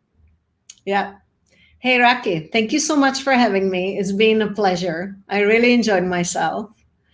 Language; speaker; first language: English; non-native, fluent; Czech